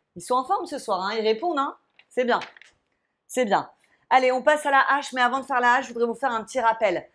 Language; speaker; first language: French; native; French